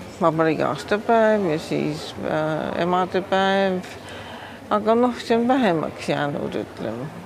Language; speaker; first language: Estonian; early bilingual, heritage; Estonian